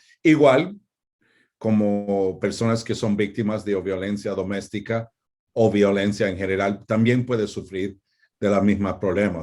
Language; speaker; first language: Spanish; non-native, fluent; English